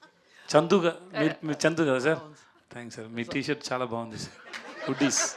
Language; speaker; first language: Telugu; non-native, learner; Tamil